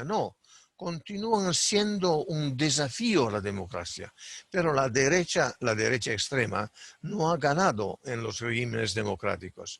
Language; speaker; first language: Spanish; non-native, fluent; Italian